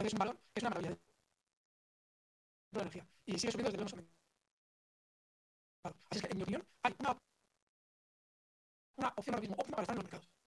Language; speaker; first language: Spanish; native; Spanish